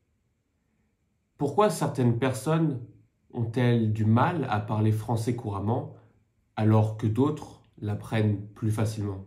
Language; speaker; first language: French; native; French